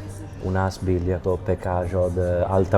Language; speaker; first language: Czech; non-native, learner; Italian